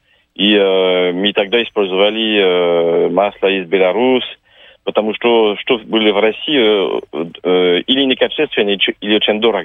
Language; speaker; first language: Russian; non-native, fluent; French